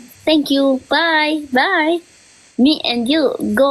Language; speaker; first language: English; non-native, learner; Albanian